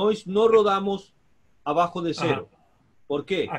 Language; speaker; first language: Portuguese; non-native, learner; Spanish